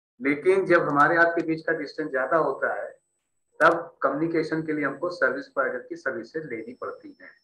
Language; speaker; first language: Hindi; native; Hindi